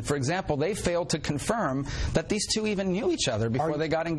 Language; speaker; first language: English; native; English